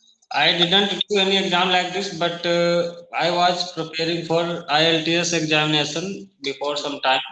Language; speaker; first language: English; non-native, learner; Hindi